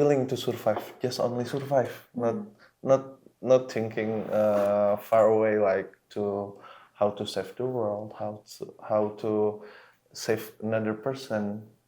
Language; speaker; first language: English; non-native, local second language; Indonesian